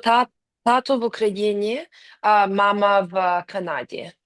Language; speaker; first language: Ukrainian; early bilingual, heritage; Ukrainian